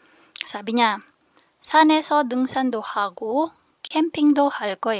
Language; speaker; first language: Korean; non-native, fluent; Filipino